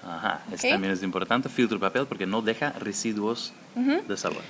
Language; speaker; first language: Spanish; non-native, fluent; Dutch